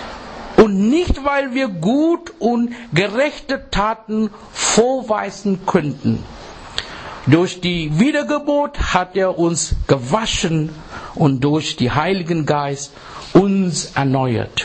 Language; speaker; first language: German; non-native, learner; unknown